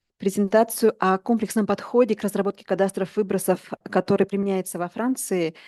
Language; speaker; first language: Russian; native; Russian